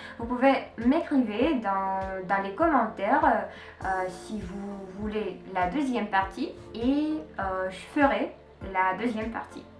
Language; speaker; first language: French; non-native, learner; Russian